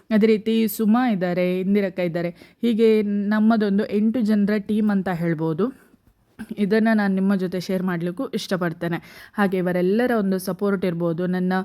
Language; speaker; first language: Kannada; native; Kannada